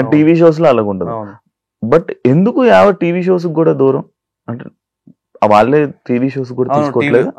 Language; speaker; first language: Telugu; native; Telugu